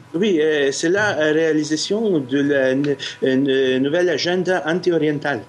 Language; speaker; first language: French; non-native, fluent; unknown